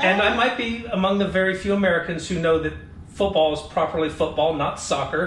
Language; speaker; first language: English; native; English